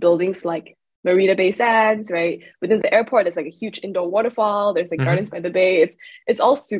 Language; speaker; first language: English; non-native, local second language; Chinese